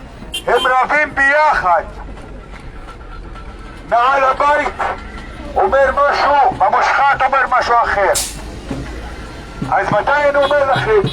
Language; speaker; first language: Hebrew; non-native, local second language; Arabic